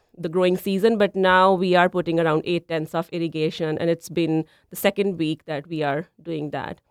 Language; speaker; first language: English; non-native, local second language; Punjabi